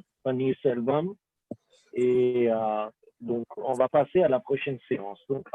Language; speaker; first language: French; non-native, fluent; Hindi